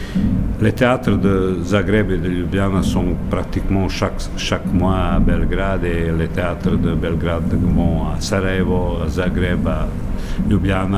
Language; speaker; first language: French; non-native, fluent; Serbian